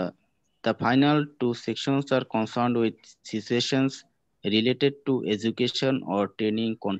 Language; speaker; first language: English; non-native, learner; Bangla